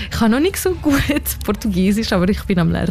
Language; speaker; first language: German; non-native, local second language; French